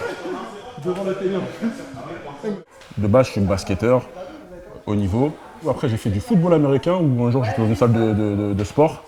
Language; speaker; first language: French; native; French